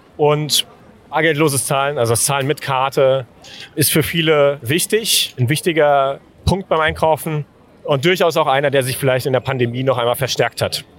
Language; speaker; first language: German; native; German